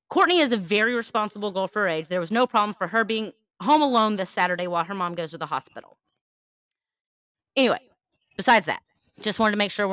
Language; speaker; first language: English; native; English